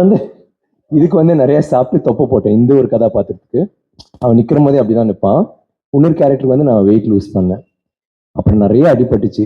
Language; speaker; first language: Tamil; native; Tamil